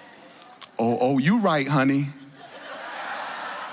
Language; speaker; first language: English; native; English